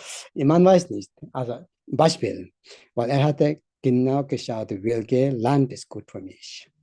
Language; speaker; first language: German; non-native, learner; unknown